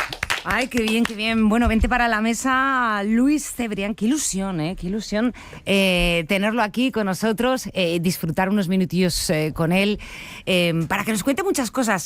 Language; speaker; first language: Spanish; native; Spanish